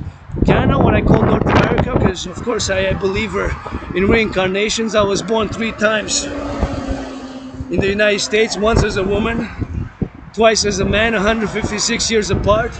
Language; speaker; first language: English; non-native, local second language; French